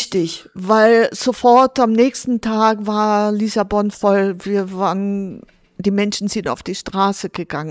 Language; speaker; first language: German; non-native, fluent; Portuguese